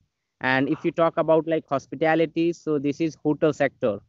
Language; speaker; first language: English; non-native, learner; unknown